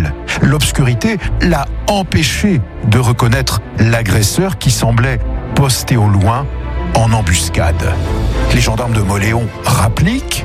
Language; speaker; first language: French; native; French